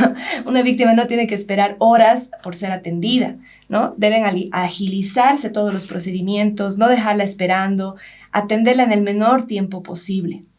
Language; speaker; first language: Spanish; native; Spanish